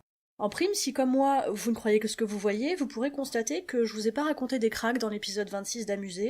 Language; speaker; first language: French; native; French